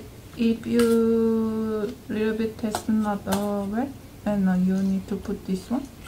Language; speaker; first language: English; non-native, learner; Korean